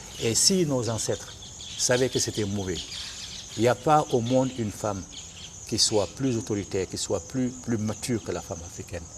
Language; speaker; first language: French; non-native, local second language; Bambara